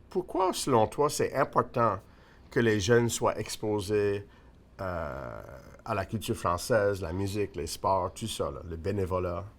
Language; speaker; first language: French; non-native, local second language; English